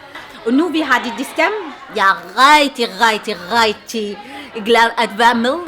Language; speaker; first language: Danish; non-native, learner; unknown